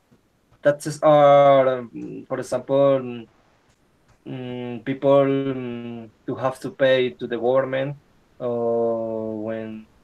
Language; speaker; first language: English; non-native, learner; Spanish